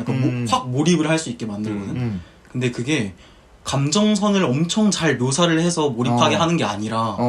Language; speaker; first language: Korean; native; Korean